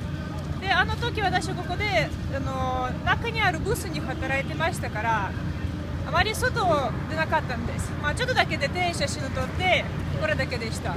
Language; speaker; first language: Japanese; non-native, fluent; Russian